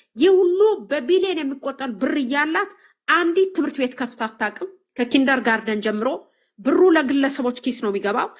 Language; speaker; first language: Amharic; native; Amharic